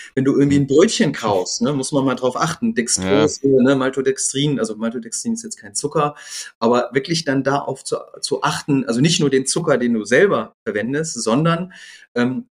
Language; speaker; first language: German; native; German